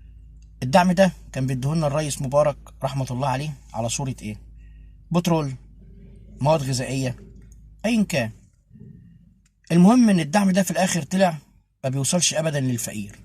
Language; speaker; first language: Arabic; native; Arabic